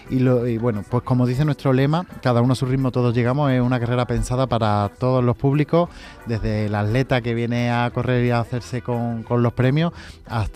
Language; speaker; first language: Spanish; native; Spanish